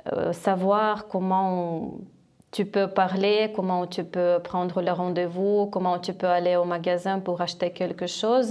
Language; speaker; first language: French; non-native, fluent; Ukrainian